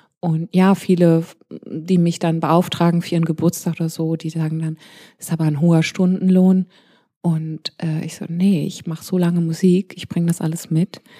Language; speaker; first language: German; early bilingual, heritage; German